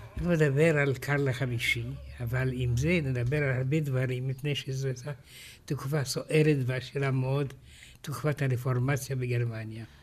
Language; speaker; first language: Hebrew; non-native, fluent; Romanian